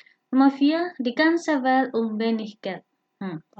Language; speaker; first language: German; non-native, fluent; Indonesian